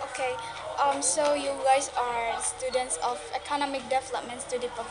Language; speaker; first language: English; non-native, local second language; Indonesian